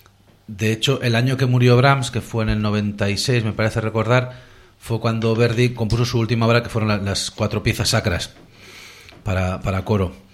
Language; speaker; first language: Spanish; native; Spanish